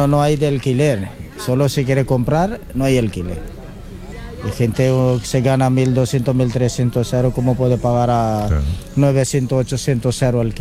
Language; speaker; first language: Spanish; non-native, learner; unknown